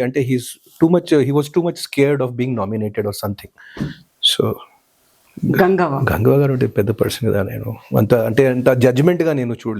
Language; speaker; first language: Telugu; non-native, fluent; Hindi